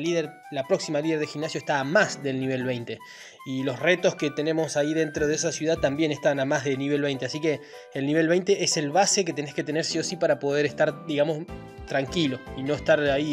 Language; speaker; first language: Spanish; native; Spanish